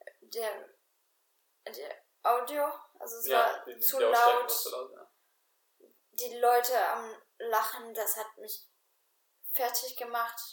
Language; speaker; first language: German; non-native, fluent; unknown